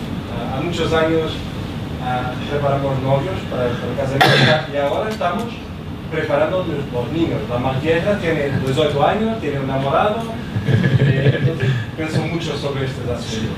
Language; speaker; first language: Spanish; non-native, learner; Portuguese